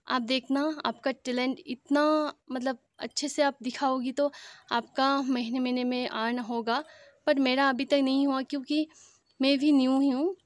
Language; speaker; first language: Hindi; non-native, local second language; Assamese